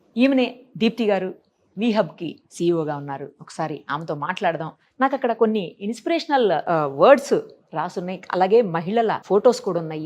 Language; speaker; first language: Telugu; native; Telugu